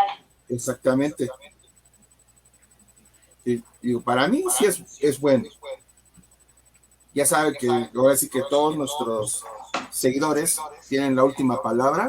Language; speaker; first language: Spanish; native; Spanish